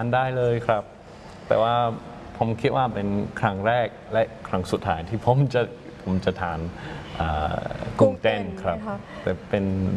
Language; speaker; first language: Thai; non-native, fluent; English